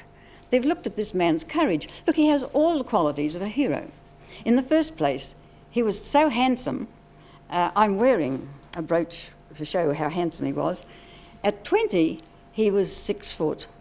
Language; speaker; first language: English; native; English